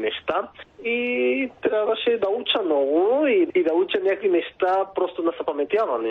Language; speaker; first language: Bulgarian; non-native, fluent; Spanish